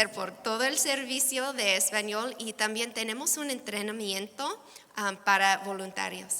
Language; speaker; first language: Spanish; non-native, fluent; English